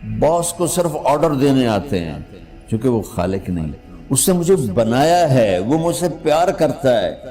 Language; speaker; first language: Urdu; non-native, local second language; Punjabi